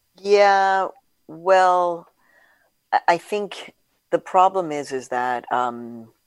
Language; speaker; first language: English; early bilingual, other home language; Spanish